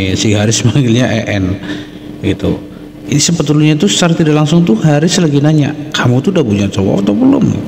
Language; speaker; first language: Indonesian; native; Indonesian